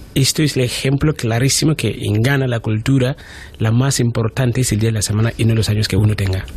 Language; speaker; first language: Spanish; non-native, fluent; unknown